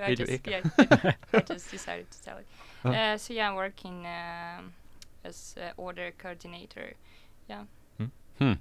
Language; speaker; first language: English; non-native, fluent; Russian